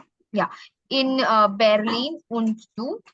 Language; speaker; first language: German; non-native, learner; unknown